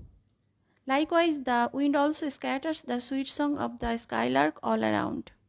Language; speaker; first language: English; non-native, local second language; Bangla